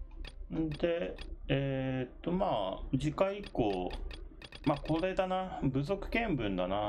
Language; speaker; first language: Japanese; native; Japanese